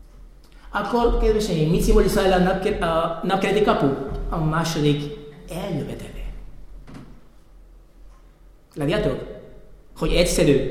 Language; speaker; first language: Hungarian; non-native, fluent; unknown